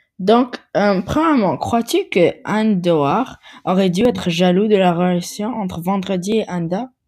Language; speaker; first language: French; non-native, learner; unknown